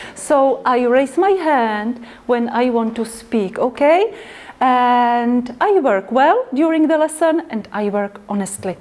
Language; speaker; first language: English; non-native, fluent; Czech